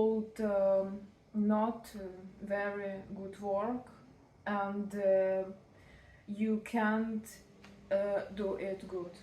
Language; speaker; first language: English; non-native, learner; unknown